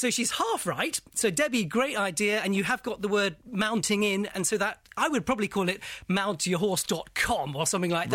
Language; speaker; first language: English; native; English